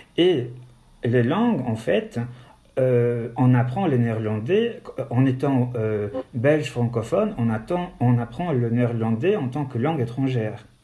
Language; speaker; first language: French; non-native, fluent; Polish